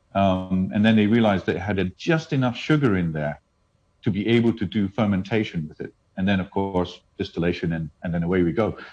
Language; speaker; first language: English; native; English